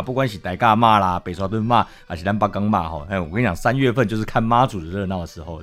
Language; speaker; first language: Chinese; native; Chinese